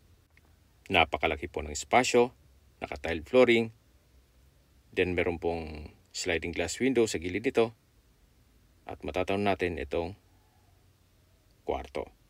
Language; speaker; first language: Filipino; native; Filipino